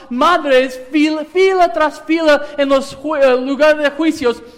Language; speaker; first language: Spanish; non-native, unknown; English